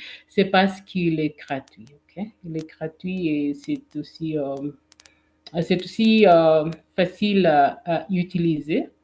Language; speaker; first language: French; non-native, fluent; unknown